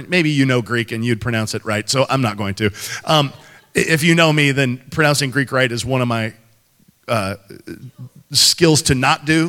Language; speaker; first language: English; native; English